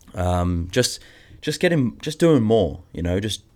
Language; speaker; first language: English; native; English